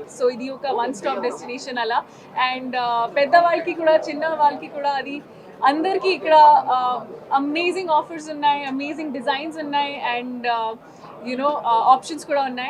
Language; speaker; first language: Telugu; non-native, fluent; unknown